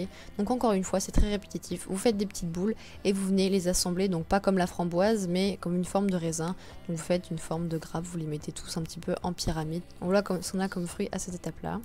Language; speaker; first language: French; native; French